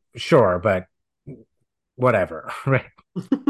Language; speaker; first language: English; non-native, local second language; Gujarati